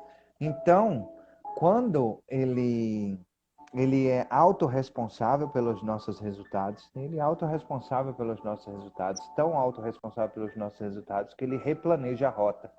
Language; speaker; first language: Portuguese; native; Portuguese